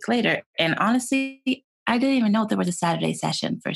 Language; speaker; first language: English; non-native, fluent; Swedish